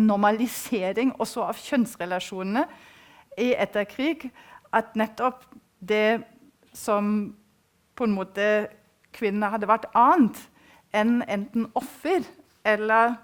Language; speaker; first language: Norwegian; non-native, fluent; German